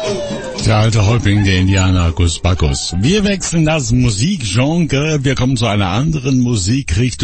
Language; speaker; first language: German; native; German